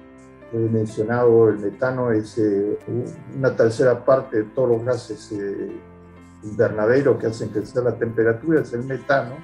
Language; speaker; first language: Spanish; native; Spanish